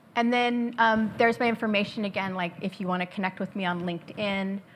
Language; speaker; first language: English; native; English